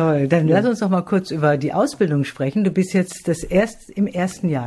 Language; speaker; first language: German; native; German